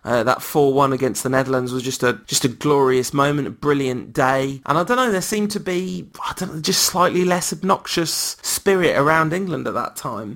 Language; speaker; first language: English; early bilingual, other home language; French